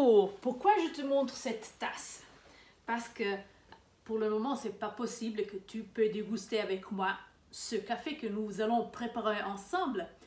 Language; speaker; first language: French; non-native, learner; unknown